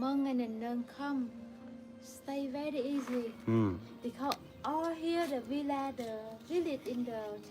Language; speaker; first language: English; non-native, learner; Vietnamese